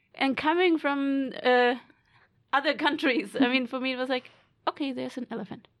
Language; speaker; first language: English; non-native, fluent; German